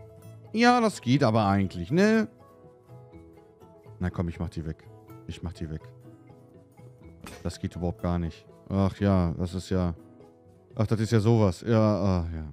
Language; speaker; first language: German; native; German